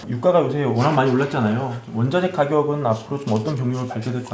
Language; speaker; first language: Korean; native; Korean